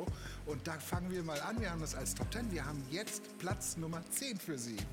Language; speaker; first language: German; native; German